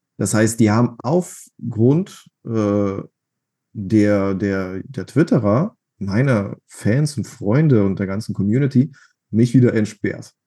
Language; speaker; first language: German; non-native, fluent; Russian